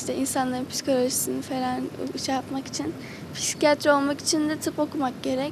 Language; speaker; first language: Turkish; early bilingual, other home language; Arabic